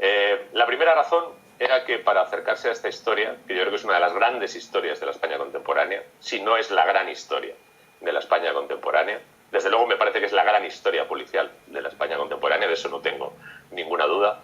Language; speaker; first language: Spanish; native; Spanish